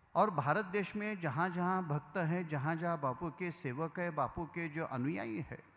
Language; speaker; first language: Hindi; non-native, local second language; Marathi